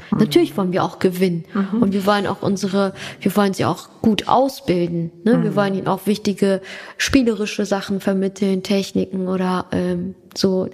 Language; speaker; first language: German; native; German